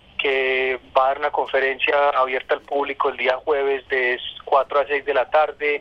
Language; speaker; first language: Spanish; native; Spanish